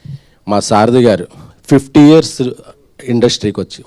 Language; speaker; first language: Telugu; native; Telugu